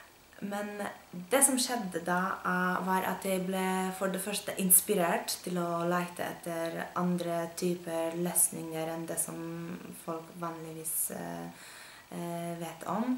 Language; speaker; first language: Norwegian; non-native, fluent; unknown